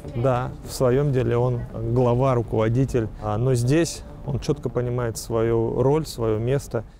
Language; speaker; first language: Russian; native; Russian